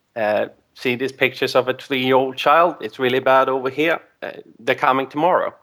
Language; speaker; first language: English; non-native, fluent; Swedish